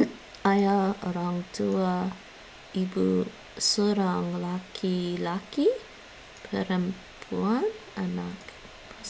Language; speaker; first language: Indonesian; non-native, learner; English